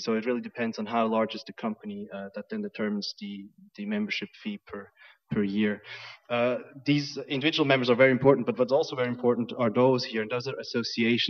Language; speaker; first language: English; non-native, fluent; German